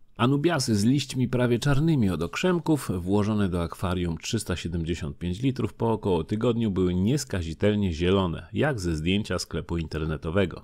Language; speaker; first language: Polish; native; Polish